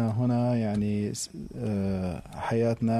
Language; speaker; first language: Arabic; native; Arabic